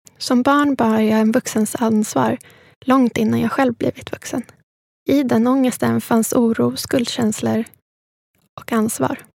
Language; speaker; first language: Swedish; early bilingual, other home language; Spanish